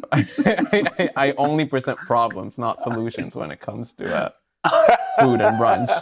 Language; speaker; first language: English; non-native, fluent; Spanish